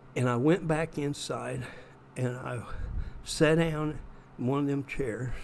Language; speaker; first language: English; native; English